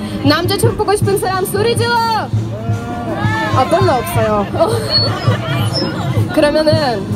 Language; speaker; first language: Korean; non-native, learner; Russian